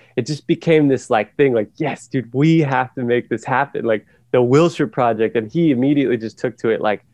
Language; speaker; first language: English; native; English